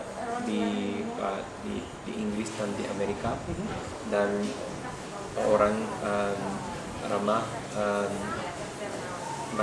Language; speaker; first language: Indonesian; non-native, learner; English